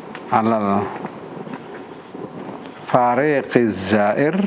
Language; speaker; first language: Arabic; non-native, fluent; Indonesian